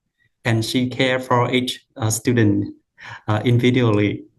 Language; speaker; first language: English; non-native, learner; Vietnamese